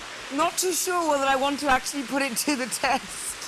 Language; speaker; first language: English; native; English